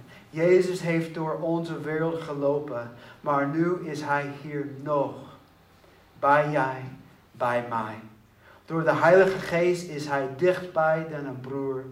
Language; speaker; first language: Dutch; non-native, learner; English